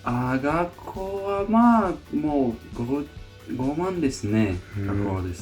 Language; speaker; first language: Japanese; non-native, learner; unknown